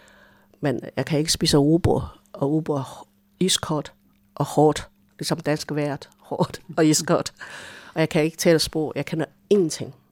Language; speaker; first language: Danish; non-native, fluent; Chinese